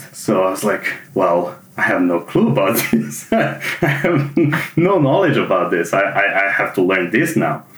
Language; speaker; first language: English; non-native, fluent; Serbian